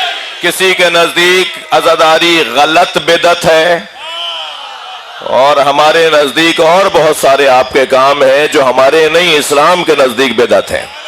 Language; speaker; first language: Urdu; native; Urdu